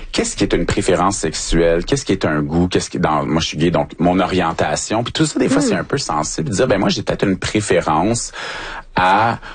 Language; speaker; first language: French; native; French